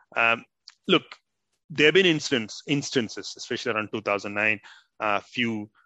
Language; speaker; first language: English; non-native, local second language; Tamil